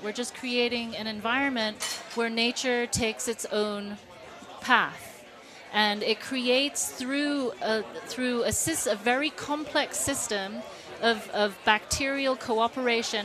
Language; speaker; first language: English; non-native, local second language; Cantonese